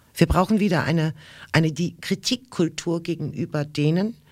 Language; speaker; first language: German; early bilingual, other home language; Russian